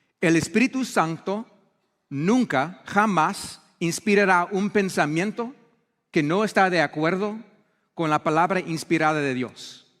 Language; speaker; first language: Spanish; non-native, fluent; English